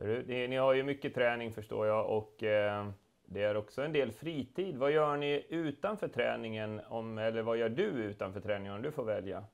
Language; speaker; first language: Swedish; native; Swedish